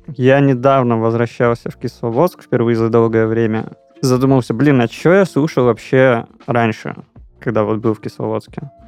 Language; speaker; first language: Russian; native; Russian